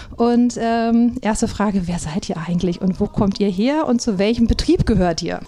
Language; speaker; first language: German; native; German